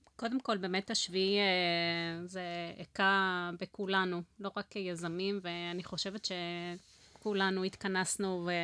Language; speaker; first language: Hebrew; non-native, fluent; Spanish